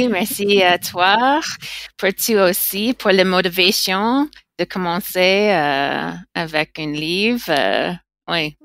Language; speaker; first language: French; non-native, learner; English